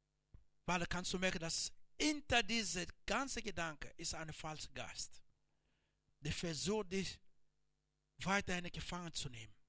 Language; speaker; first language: German; non-native, learner; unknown